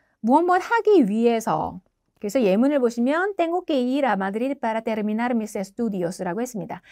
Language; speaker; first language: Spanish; non-native, fluent; Korean